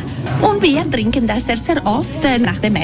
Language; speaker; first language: German; non-native, fluent; Italian